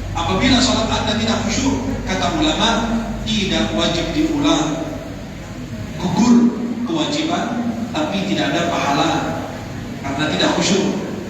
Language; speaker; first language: Indonesian; non-native, fluent; Arabic